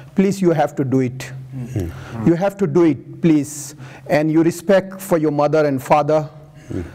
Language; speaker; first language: English; non-native, local second language; Gujarati